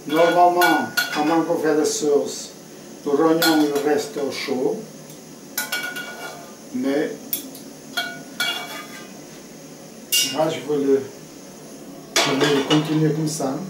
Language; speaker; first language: French; non-native, fluent; Portuguese